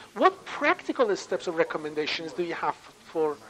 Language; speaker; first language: English; non-native, fluent; Persian